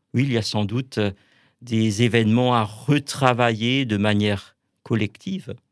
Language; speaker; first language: French; native; French